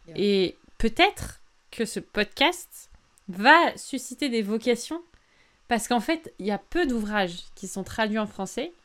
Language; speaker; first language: French; native; French